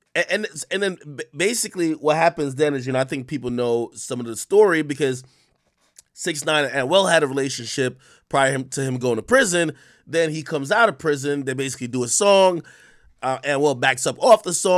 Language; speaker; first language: English; native; English